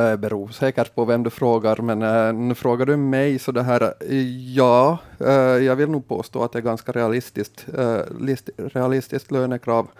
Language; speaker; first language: Swedish; native; Swedish